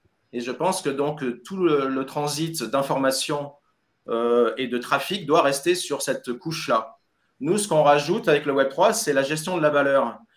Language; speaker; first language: French; native; French